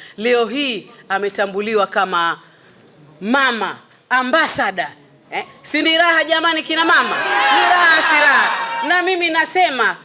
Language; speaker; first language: Swahili; native; Swahili